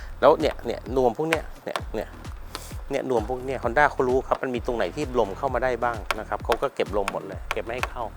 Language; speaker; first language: Thai; native; Thai